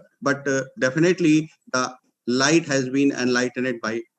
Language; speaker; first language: English; non-native, local second language; Hindi